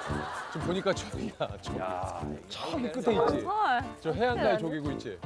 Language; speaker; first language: Korean; native; Korean